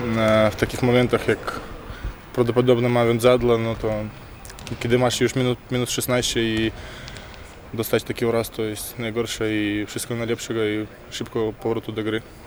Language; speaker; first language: Polish; non-native, fluent; Russian